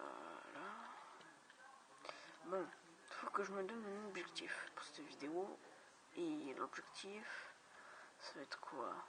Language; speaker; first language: French; native; French